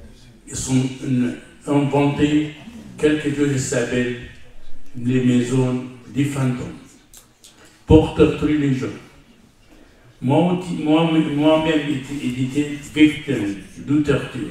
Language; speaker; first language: French; non-native, learner; Arabic